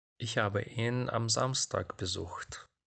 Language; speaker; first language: German; non-native, fluent; Ukrainian